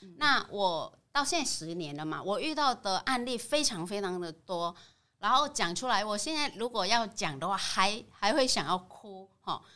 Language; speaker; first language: Chinese; non-native, fluent; Vietnamese